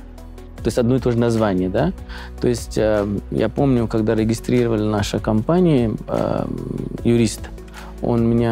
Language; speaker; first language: Russian; non-native, fluent; Punjabi